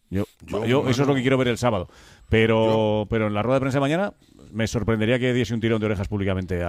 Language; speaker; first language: Spanish; native; Spanish